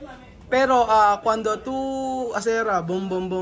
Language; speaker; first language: Spanish; non-native, learner; Filipino